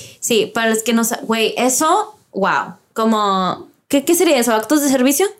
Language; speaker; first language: Spanish; early bilingual, heritage; Spanish